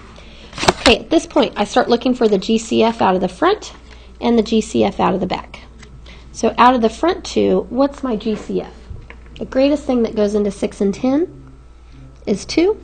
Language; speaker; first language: English; native; English